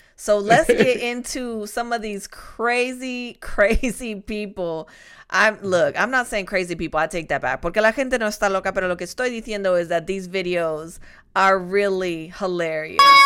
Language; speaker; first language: English; early bilingual, other home language; Spanish